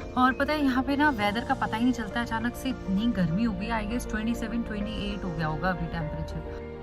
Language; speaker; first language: Hindi; native; Hindi